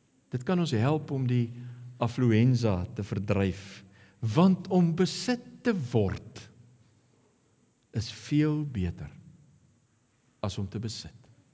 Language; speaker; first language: Afrikaans; native; Afrikaans